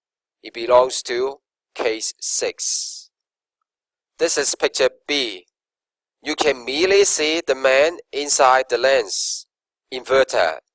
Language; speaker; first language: English; non-native, local second language; Cantonese